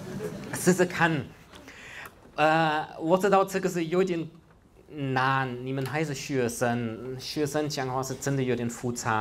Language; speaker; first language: Chinese; non-native, fluent; German